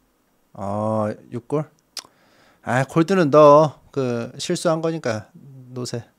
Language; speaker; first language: Korean; native; Korean